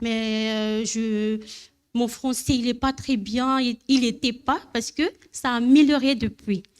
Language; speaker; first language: French; non-native, learner; Malagasy